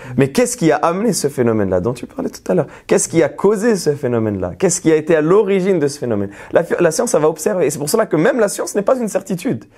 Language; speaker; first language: French; native; French